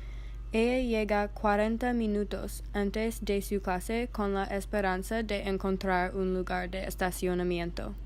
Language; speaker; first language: Spanish; non-native, learner; English